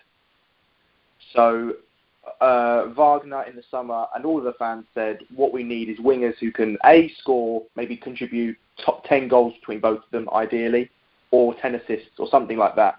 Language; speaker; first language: English; native; English